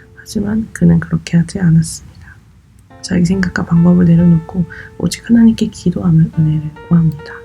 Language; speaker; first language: Korean; native; Korean